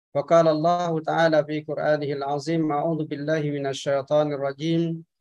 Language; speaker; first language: Arabic; non-native, fluent; Malay